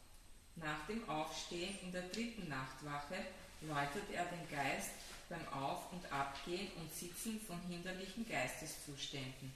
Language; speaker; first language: German; native; German